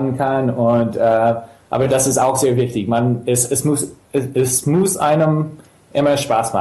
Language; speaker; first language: German; non-native, fluent; English